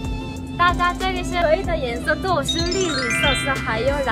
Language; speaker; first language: Chinese; non-native, learner; Korean